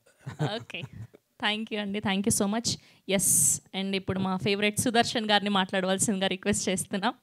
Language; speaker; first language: Telugu; native; Telugu